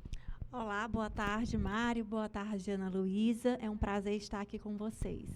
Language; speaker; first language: Portuguese; native; Portuguese